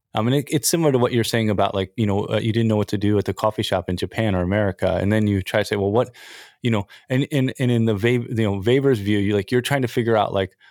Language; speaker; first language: English; native; English